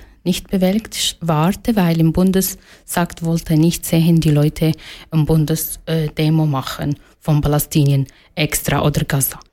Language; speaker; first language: German; non-native, learner; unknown